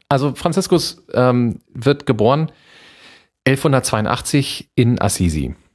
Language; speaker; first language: German; native; German